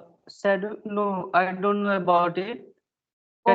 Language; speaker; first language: English; non-native, learner; Hindi